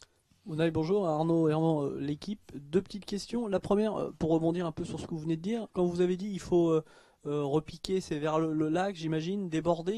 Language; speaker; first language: French; native; French